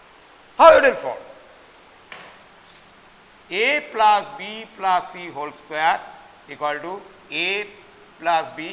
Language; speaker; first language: English; non-native, local second language; Bangla